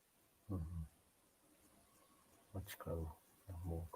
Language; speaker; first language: English; non-native, learner; Japanese